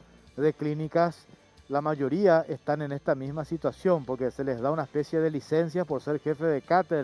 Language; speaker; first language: Spanish; native; Spanish